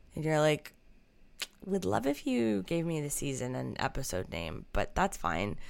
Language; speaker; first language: English; native; English